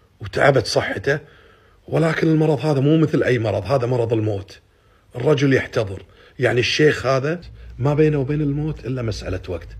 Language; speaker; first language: Arabic; native; Arabic